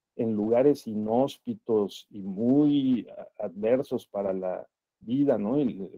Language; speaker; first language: Spanish; native; Spanish